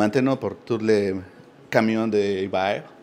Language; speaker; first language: French; non-native, learner; Spanish